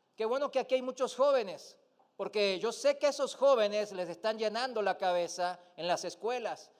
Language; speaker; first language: Spanish; non-native, fluent; Korean